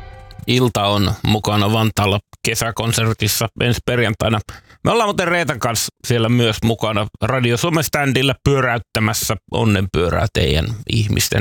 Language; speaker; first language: Finnish; native; Finnish